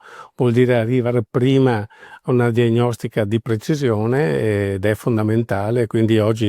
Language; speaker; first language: Italian; native; Italian